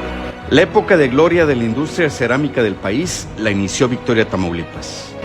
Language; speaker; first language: Spanish; native; Spanish